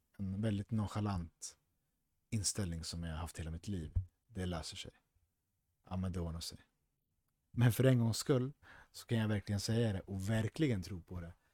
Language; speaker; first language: Swedish; early bilingual, other home language; Spanish